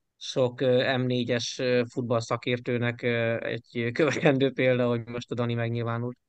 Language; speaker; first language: Hungarian; native; Hungarian